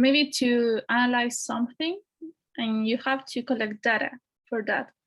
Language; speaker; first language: English; non-native, fluent; Spanish